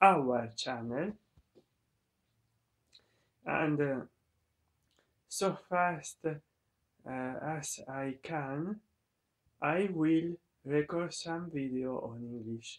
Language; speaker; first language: English; non-native, learner; Italian